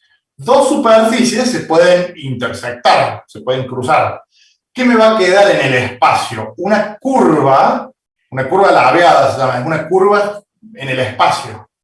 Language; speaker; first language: Spanish; native; Spanish